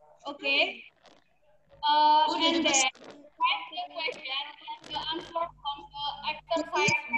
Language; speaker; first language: English; non-native, learner; Indonesian